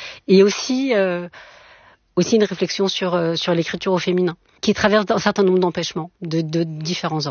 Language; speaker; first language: French; native; French